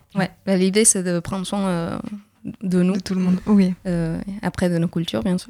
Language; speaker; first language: French; non-native, fluent; Spanish